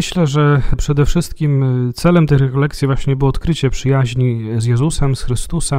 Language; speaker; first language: Polish; native; Polish